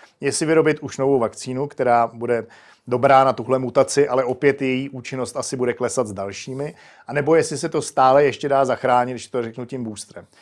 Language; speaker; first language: Czech; native; Czech